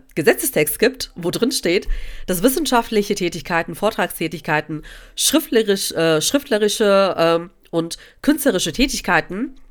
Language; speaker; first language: German; native; German